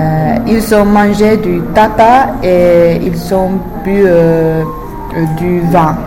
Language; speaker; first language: French; non-native, learner; English